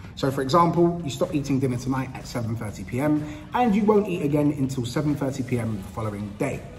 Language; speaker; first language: English; native; English